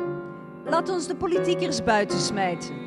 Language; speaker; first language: Dutch; native; Dutch